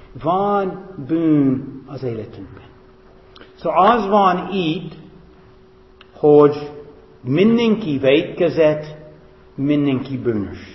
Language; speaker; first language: Hungarian; non-native, fluent; English